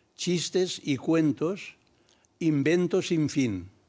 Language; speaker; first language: Spanish; non-native, local second language; Catalan